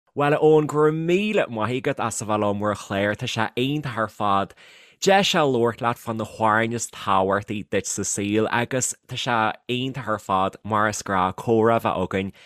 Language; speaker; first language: Irish; native; Irish